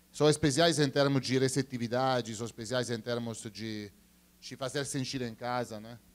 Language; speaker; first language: Portuguese; non-native, fluent; Italian